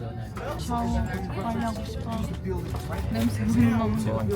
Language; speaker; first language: Korean; non-native, fluent; Turkish